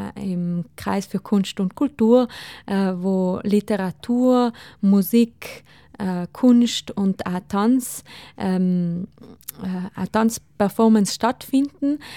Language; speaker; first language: German; non-native, local second language; Ladin